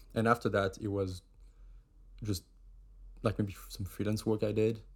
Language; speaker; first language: English; non-native, fluent; German